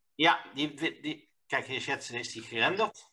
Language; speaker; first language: German; non-native, learner; Dutch